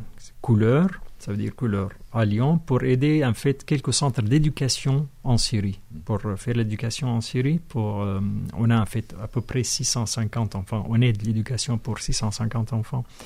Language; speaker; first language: French; non-native, fluent; Arabic